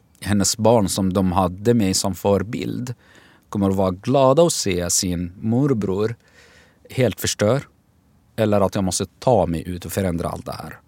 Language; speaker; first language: Swedish; non-native, fluent; Arabic